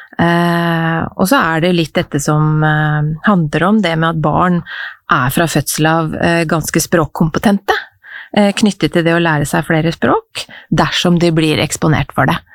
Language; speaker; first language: Norwegian; native; Norwegian